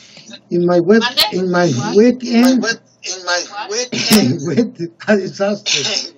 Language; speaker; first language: English; non-native, learner; Spanish